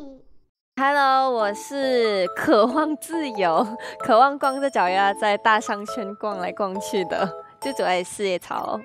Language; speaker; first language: Chinese; native; Chinese